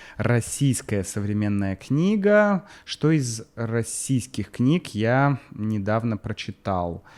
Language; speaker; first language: Russian; native; Russian